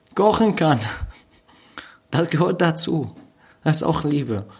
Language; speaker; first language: German; non-native, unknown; Arabic